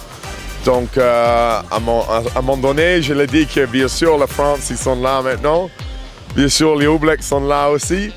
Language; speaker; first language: French; non-native, fluent; English